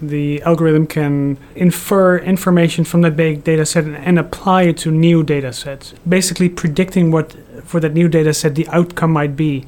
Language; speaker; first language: English; non-native, fluent; Dutch